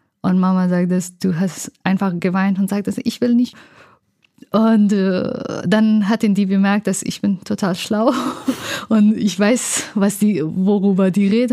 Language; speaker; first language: German; non-native, learner; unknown